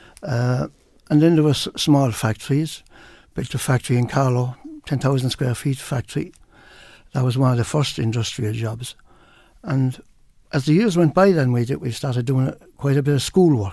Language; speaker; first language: English; native; English